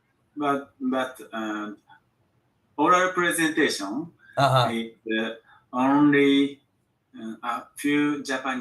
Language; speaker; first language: English; non-native, learner; Japanese